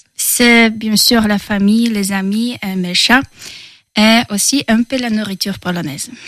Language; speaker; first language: French; non-native, fluent; Polish